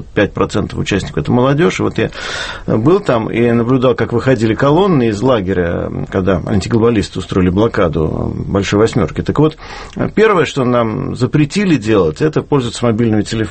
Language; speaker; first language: Russian; native; Russian